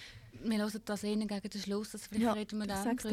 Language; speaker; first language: German; native; German